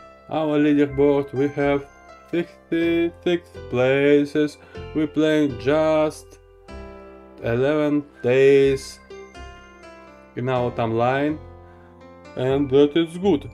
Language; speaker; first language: English; non-native, learner; Russian